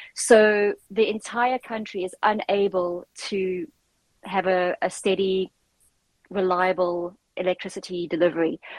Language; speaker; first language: English; native; English